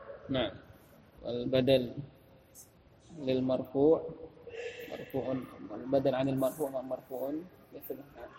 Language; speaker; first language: Arabic; non-native, fluent; Indonesian